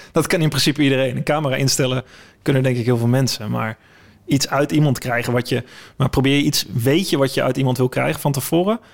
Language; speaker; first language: Dutch; native; Dutch